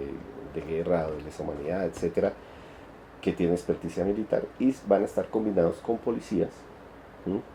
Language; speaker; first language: Spanish; native; Spanish